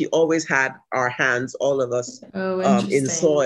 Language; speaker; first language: English; non-native, local second language; Yoruba